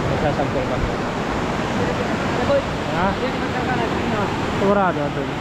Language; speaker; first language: Filipino; non-native, local second language; Iloko